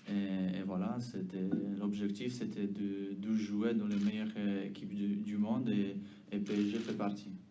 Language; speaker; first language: French; non-native, fluent; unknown